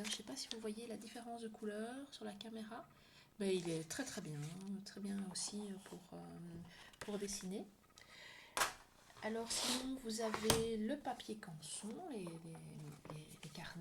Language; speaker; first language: French; native; French